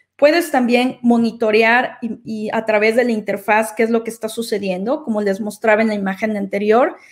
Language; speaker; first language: Spanish; native; Spanish